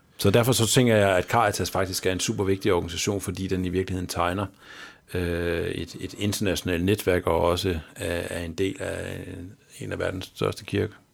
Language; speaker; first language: Danish; native; Danish